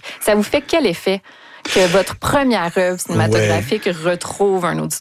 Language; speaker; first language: French; native; French